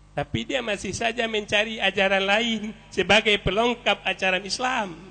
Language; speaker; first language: Indonesian; non-native, local second language; Minangkabau